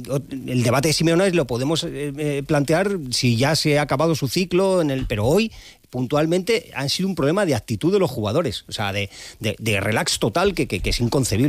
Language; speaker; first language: Spanish; native; Spanish